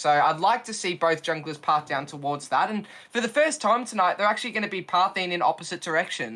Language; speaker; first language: English; native; English